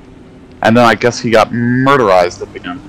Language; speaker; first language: English; native; English